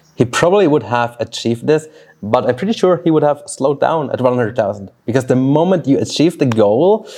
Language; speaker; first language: English; non-native, fluent; Swiss German